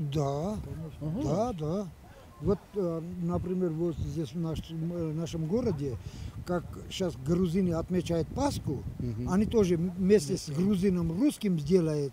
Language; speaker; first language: Russian; non-native, local second language; Turkish